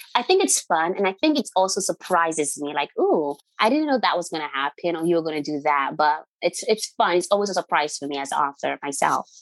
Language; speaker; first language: English; non-native, local second language; Yoruba